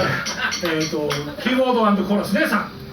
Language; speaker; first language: Japanese; native; Japanese